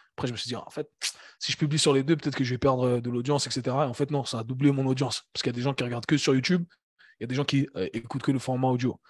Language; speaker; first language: French; native; French